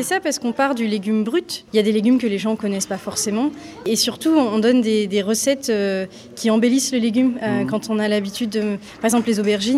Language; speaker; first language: French; native; French